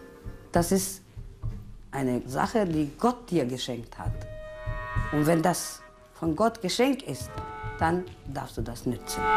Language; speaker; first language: German; non-native, fluent; Romany